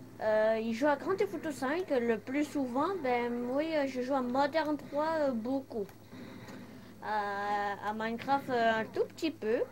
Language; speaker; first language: French; non-native, local second language; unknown